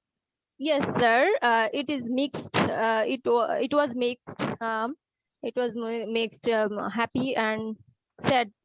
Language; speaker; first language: English; non-native, learner; Bangla